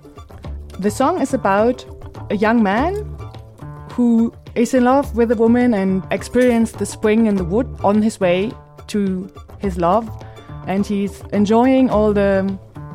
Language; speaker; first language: English; non-native, fluent; German